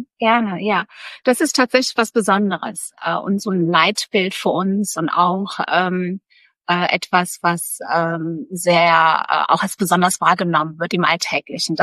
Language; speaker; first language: German; early bilingual, other home language; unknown